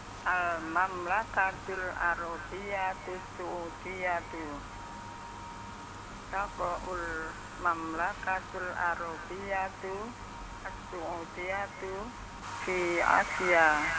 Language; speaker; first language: Arabic; non-native, learner; Indonesian